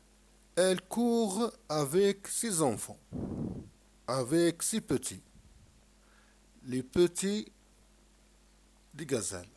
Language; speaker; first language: French; non-native, local second language; Arabic